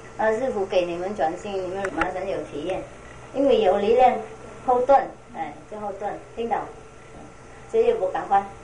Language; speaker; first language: Chinese; non-native, fluent; Vietnamese